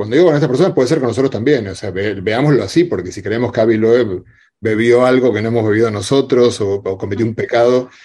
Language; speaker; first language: Spanish; native; Spanish